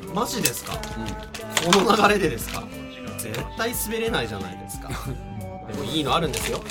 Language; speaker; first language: Japanese; native; Japanese